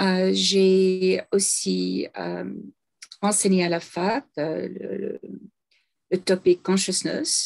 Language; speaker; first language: French; non-native, fluent; English